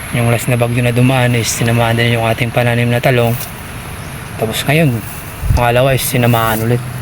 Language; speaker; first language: Filipino; non-native, local second language; Aklanon